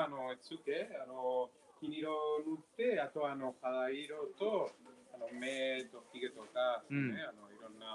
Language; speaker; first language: Japanese; non-native, learner; Spanish